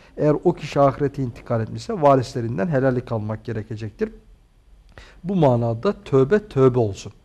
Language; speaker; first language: Turkish; native; Turkish